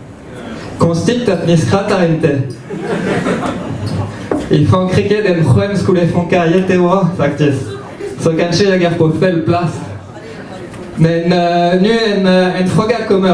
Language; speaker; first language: Swedish; non-native, fluent; French